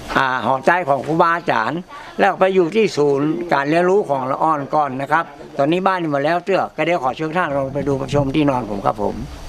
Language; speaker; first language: Thai; native; Thai